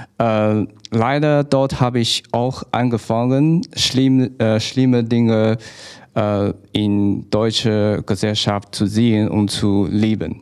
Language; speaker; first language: German; non-native, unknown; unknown